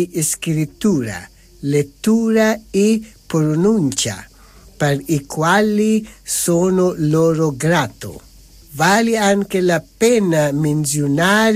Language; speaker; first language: Italian; non-native, fluent; Persian